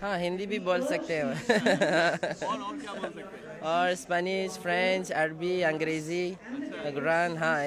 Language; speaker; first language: Hindi; non-native, learner; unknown